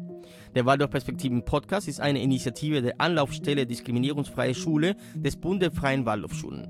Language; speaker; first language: German; native; German